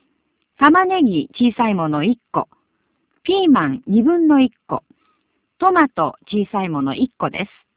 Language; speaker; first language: Japanese; native; Japanese